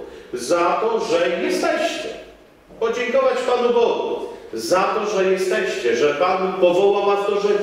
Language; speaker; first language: Polish; native; Polish